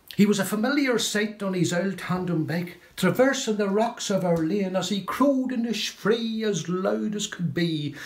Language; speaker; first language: English; native; English